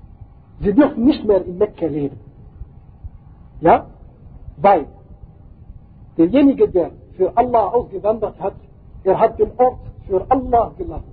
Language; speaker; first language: German; non-native, fluent; Arabic